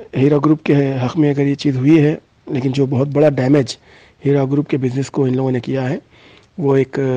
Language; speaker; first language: Urdu; native; Urdu